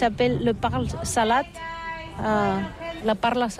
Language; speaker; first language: French; non-native, learner; Catalan